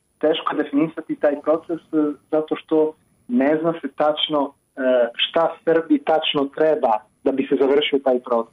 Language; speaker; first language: Croatian; non-native, fluent; Italian